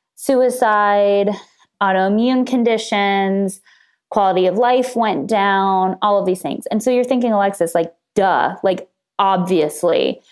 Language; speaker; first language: English; native; English